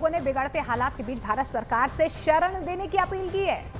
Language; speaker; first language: Hindi; native; Hindi